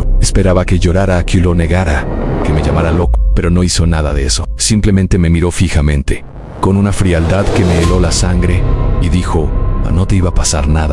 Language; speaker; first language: Spanish; native; Spanish